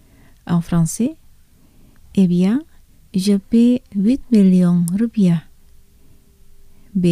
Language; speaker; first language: French; non-native, fluent; Indonesian